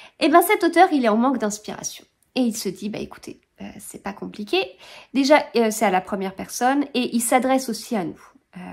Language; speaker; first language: French; native; French